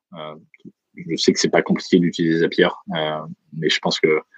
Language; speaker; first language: French; native; French